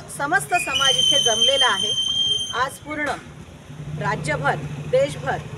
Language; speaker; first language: Marathi; non-native, local second language; Lambadi